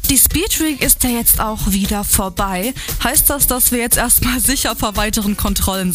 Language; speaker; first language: German; native; German